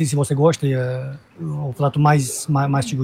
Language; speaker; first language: Portuguese; non-native, fluent; Turkish